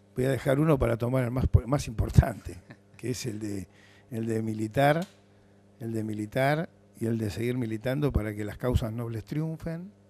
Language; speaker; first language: Spanish; native; Spanish